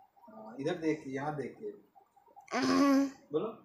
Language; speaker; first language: Hindi; native; Hindi